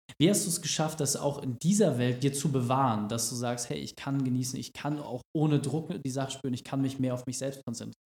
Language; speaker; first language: German; native; German